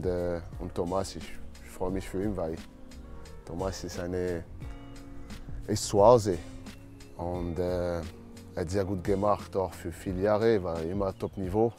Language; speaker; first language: German; non-native, learner; French